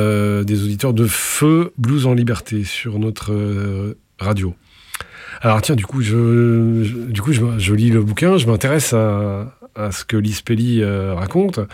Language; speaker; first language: French; native; French